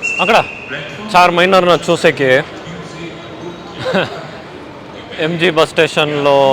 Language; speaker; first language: Telugu; non-native, learner; Kannada